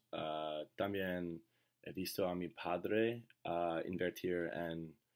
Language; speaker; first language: Spanish; non-native, learner; English